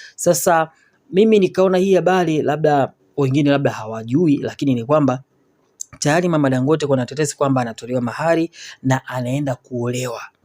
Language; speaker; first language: Swahili; native; Swahili